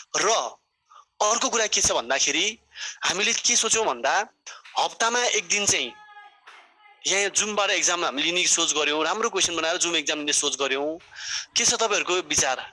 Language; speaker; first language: Nepali; native; Nepali